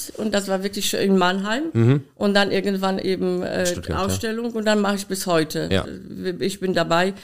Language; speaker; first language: German; non-native, fluent; Polish